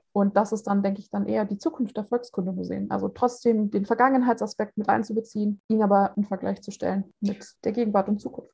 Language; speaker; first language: German; native; German